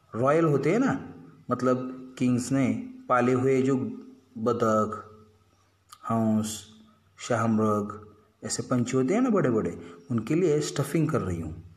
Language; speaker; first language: Hindi; non-native, local second language; Marathi